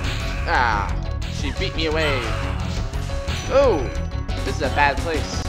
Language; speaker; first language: English; native; English